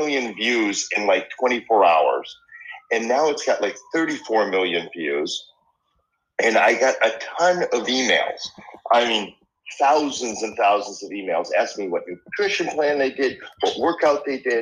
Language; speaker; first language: English; early bilingual, other home language; Spanish